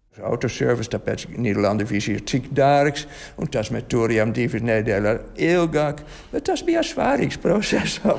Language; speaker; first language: Latvian; non-native, learner; Dutch